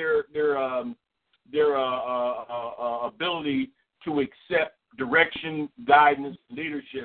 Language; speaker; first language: English; native; English